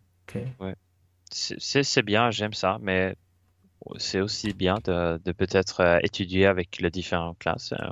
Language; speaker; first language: French; non-native, learner; Swedish